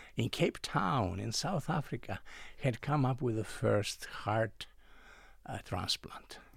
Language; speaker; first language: English; non-native, fluent; Greek